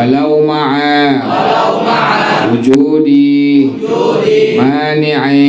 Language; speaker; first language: Arabic; non-native, fluent; Indonesian